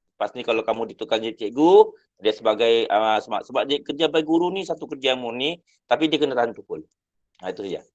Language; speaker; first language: Malay; native; Malay